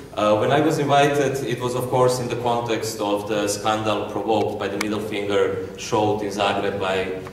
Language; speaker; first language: English; non-native, fluent; Croatian